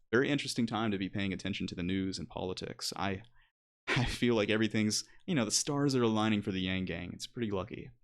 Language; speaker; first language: English; native; English